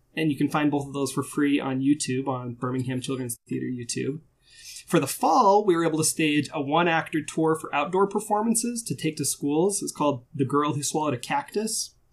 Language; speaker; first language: English; native; English